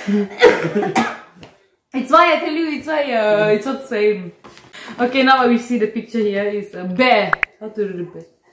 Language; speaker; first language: English; non-native, local second language; Malay